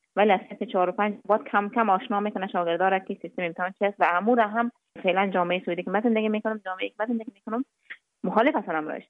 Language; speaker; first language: Persian; native; Persian